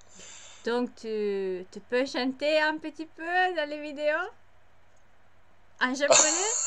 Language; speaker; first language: French; non-native, learner; English